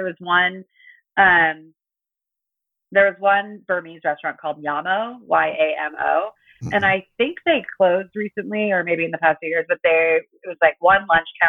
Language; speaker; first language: English; native; English